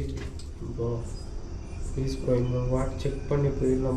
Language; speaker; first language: Tamil; non-native, local second language; Kannada